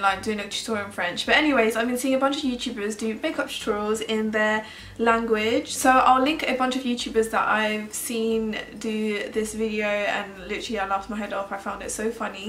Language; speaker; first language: English; early bilingual, other home language; French